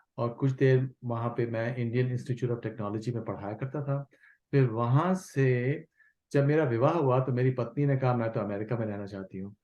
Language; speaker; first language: Hindi; non-native, local second language; Kashmiri